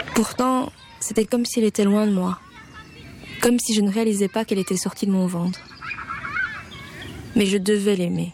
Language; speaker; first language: French; native; French